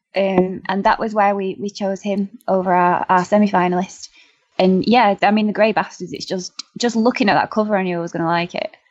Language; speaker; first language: English; native; English